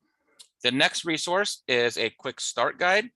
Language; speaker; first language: English; native; English